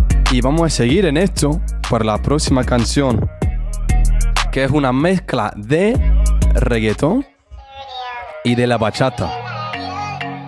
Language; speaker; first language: Spanish; non-native, fluent; English